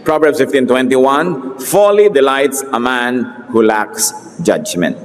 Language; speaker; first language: English; non-native, local second language; Filipino